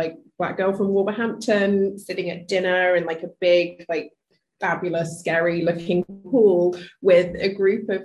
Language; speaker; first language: English; native; English